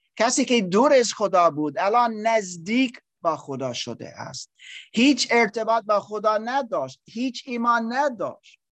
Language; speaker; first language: Persian; non-native, learner; English